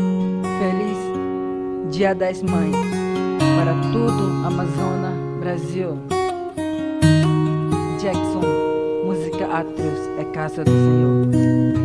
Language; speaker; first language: Portuguese; non-native, local second language; Ticuna